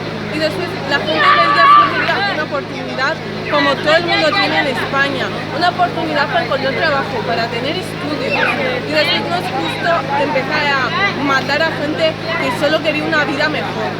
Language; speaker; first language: Spanish; early bilingual, other home language; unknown